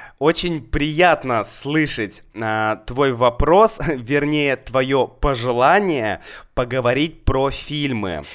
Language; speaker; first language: Russian; native; Russian